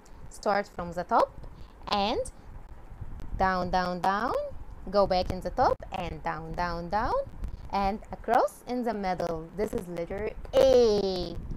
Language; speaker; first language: English; non-native, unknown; Arabic